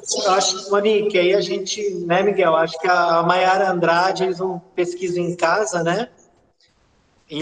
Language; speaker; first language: Portuguese; native; Portuguese